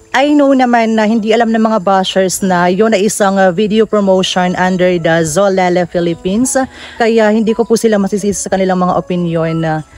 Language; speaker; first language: Filipino; non-native, local second language; Waray